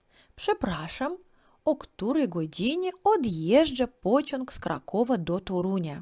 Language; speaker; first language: Polish; non-native, learner; Russian